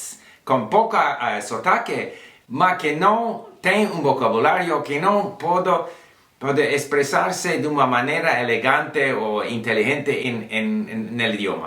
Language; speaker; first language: Portuguese; non-native, learner; English